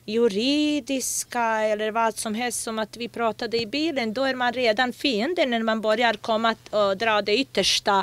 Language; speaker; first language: Swedish; non-native, fluent; Bosnian